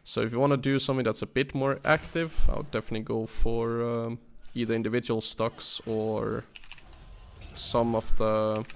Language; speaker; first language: English; non-native, fluent; Danish